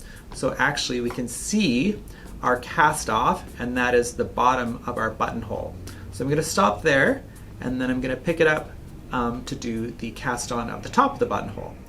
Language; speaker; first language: English; native; English